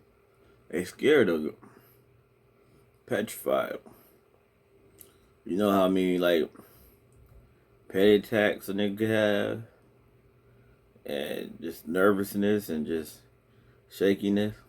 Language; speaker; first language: English; native; English